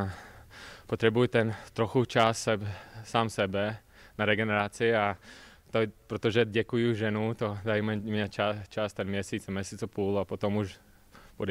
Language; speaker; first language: Czech; non-native, learner; Latvian